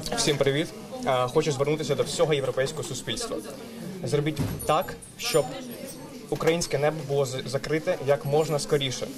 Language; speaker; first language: Ukrainian; native; Ukrainian